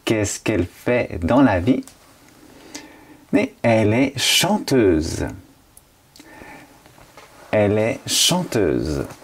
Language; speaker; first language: French; non-native, fluent; Japanese